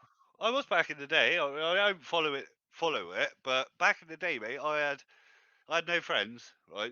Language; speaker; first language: English; native; English